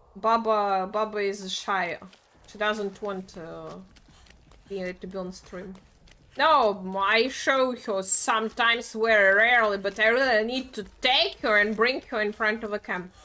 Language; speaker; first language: English; non-native, fluent; Russian